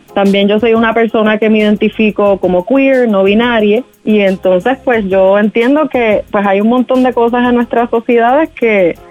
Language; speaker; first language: Spanish; native; Spanish